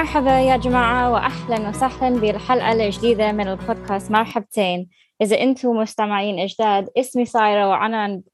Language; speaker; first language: Arabic; non-native, learner; English